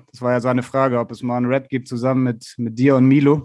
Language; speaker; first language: German; native; German